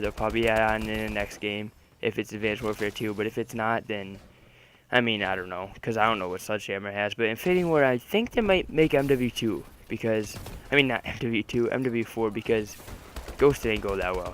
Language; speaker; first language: English; native; English